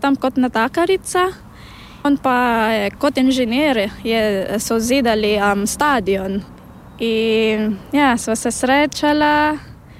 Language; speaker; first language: Slovenian; non-native, learner; Filipino